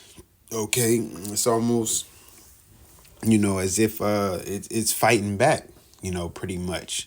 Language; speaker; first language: English; native; English